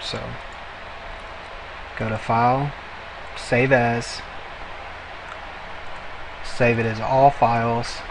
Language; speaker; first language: English; native; English